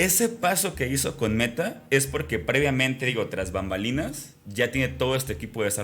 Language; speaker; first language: Spanish; native; Spanish